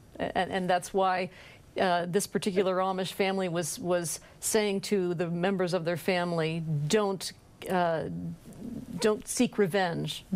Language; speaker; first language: English; native; English